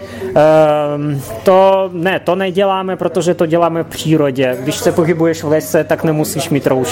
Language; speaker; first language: Czech; non-native, fluent; Russian